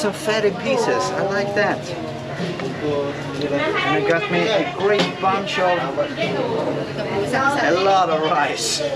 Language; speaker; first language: English; non-native, fluent; Swedish